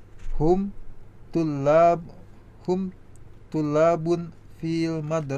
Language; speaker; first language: Arabic; non-native, learner; Indonesian